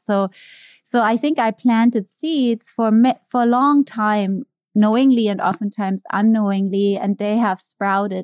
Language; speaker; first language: English; non-native, fluent; German